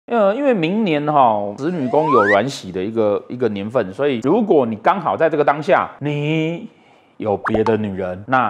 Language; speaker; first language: Chinese; native; Chinese